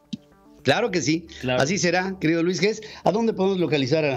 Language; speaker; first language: Spanish; native; Spanish